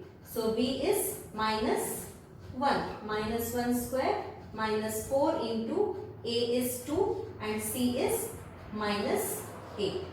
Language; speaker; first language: English; non-native, local second language; Hindi